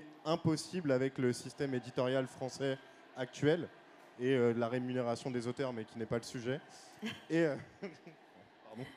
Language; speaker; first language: French; native; French